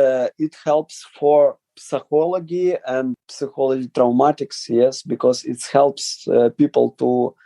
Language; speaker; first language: English; non-native, learner; Ukrainian